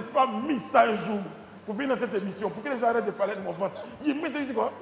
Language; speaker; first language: French; native; French